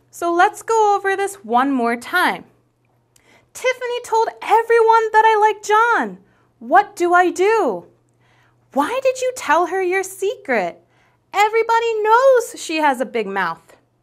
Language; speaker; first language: English; native; English